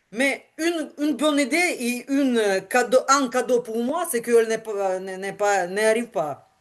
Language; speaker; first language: French; non-native, learner; Ukrainian